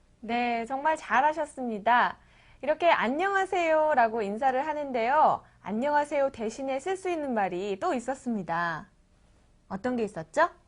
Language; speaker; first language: Korean; native; Korean